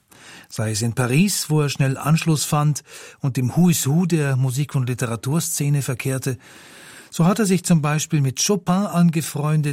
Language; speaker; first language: German; native; German